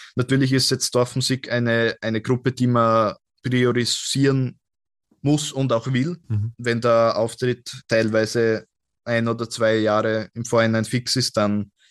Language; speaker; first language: German; native; German